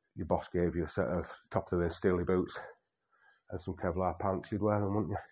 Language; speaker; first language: English; native; English